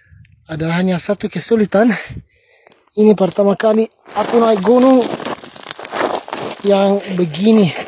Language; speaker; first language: Indonesian; non-native, learner; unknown